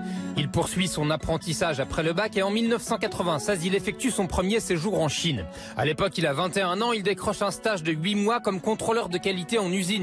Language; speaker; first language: French; native; French